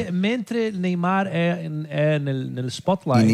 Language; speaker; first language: Italian; non-native, fluent; Portuguese